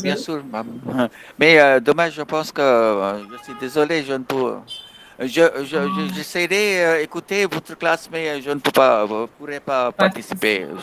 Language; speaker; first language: French; non-native, fluent; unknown